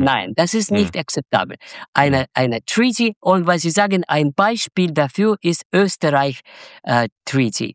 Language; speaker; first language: German; non-native, fluent; Russian